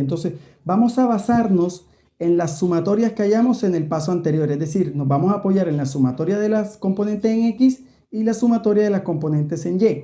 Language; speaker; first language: Spanish; native; Spanish